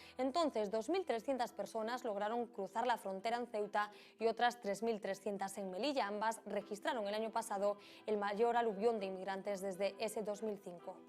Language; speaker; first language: Spanish; native; Spanish